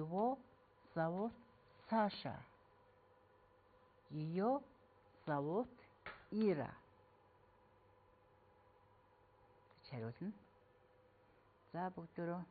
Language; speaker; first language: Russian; non-native, fluent; Mongolian